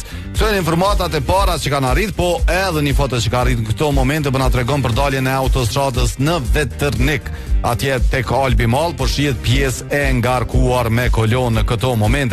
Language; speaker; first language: Albanian; native; Albanian